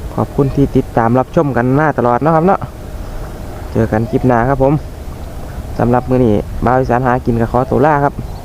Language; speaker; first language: Thai; native; Thai